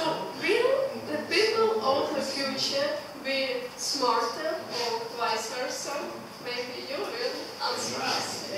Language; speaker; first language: English; non-native, learner; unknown